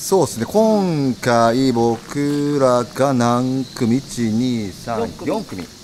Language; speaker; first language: Japanese; native; Japanese